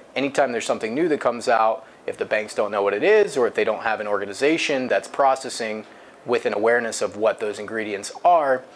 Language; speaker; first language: English; native; English